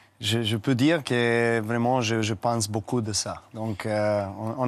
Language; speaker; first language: French; non-native, learner; Serbian